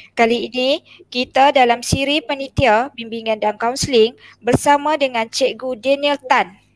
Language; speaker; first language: Malay; native; Malay